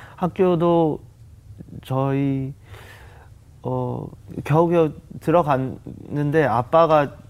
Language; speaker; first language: Korean; native; Korean